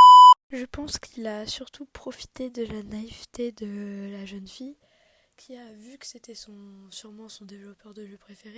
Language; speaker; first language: French; native; French